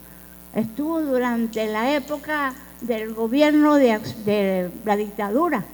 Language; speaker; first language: Spanish; native; Spanish